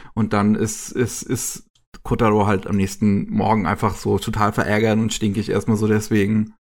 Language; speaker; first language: German; native; German